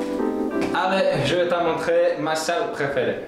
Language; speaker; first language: French; non-native, learner; Croatian